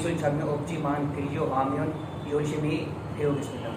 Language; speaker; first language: Korean; non-native, learner; Urdu